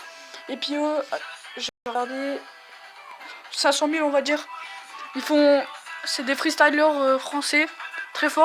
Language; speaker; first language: French; native; French